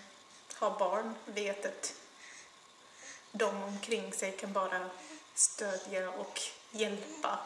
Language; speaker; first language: Swedish; non-native, fluent; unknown